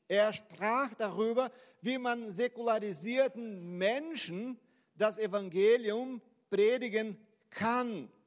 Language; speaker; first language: German; non-native, fluent; Portuguese